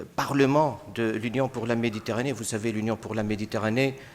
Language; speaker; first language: French; non-native, local second language; Arabic